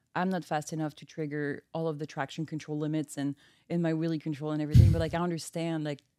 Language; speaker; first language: English; non-native, fluent; French